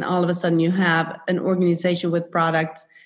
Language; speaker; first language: English; non-native, fluent; Swedish